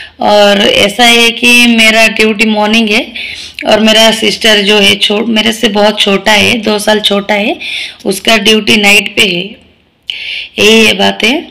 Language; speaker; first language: Hindi; non-native, local second language; Odia